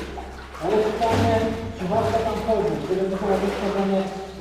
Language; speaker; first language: Polish; native; Polish